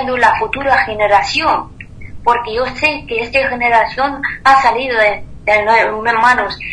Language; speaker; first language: Spanish; non-native, fluent; Persian